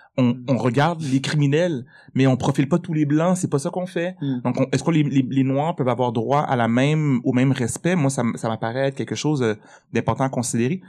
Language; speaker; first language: French; native; French